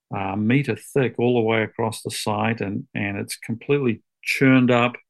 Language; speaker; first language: English; native; English